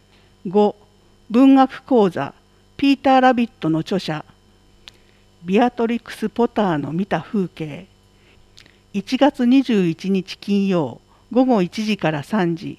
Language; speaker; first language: Japanese; native; Japanese